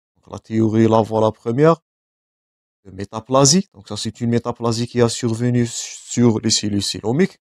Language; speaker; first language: French; non-native, local second language; Arabic